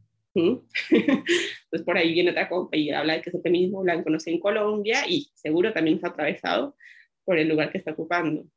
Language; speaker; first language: Spanish; native; Spanish